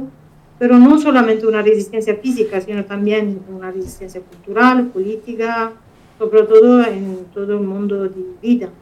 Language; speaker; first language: Spanish; non-native, fluent; Kurdish